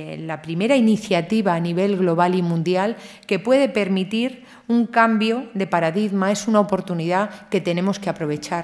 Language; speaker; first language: Spanish; native; Spanish